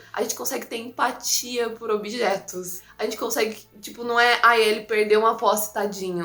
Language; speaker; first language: Portuguese; native; Portuguese